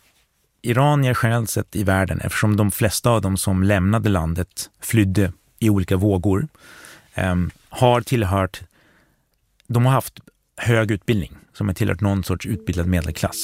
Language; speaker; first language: Swedish; native; Swedish